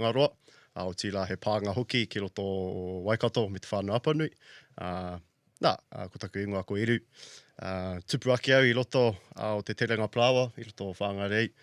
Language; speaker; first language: Māori; non-native, local second language; English